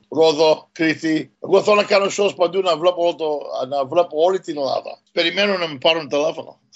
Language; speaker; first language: Greek; early bilingual, heritage; Greek